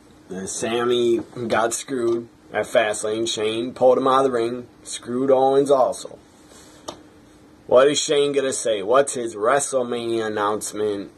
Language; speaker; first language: English; native; English